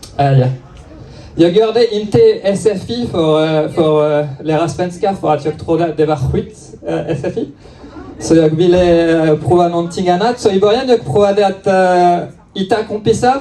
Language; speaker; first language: Swedish; non-native, learner; French